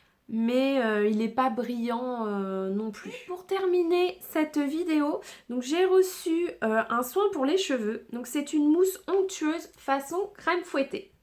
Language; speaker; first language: French; native; French